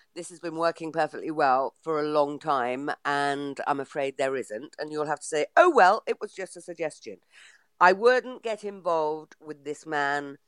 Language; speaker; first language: English; native; English